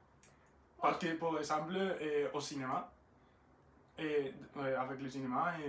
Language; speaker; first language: French; non-native, learner; Spanish